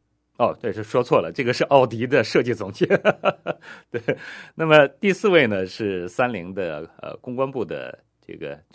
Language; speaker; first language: Chinese; native; Chinese